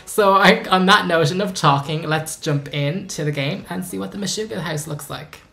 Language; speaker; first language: English; native; English